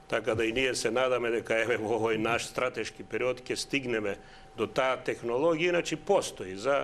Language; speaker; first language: Macedonian; native; Macedonian